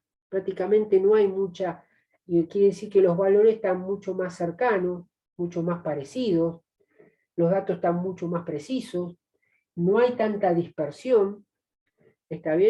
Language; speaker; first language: Spanish; native; Spanish